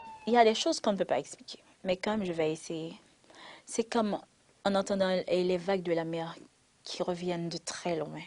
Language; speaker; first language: French; non-native, local second language; Haitian Creole